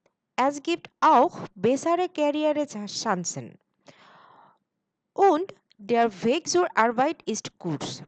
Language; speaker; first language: German; non-native, learner; Bangla